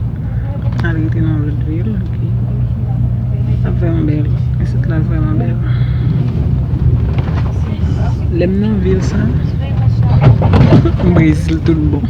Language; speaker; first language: French; non-native, learner; Haitian Creole